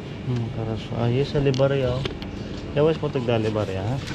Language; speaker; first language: Russian; non-native, learner; Cebuano